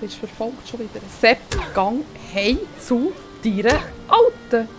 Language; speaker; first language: German; native; German